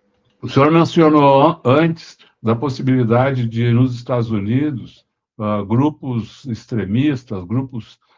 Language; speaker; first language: Portuguese; native; Portuguese